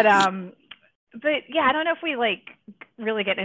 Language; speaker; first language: English; native; English